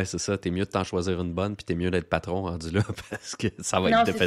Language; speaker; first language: French; native; French